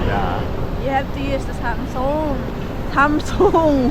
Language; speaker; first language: English; non-native, learner; Filipino